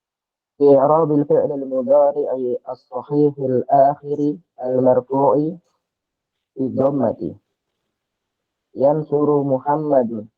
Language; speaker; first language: Arabic; non-native, learner; Indonesian